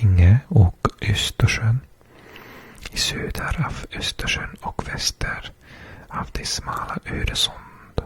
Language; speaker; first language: Swedish; non-native, fluent; English